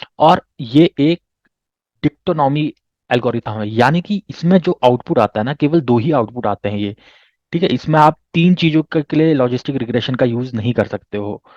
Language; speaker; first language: Hindi; native; Hindi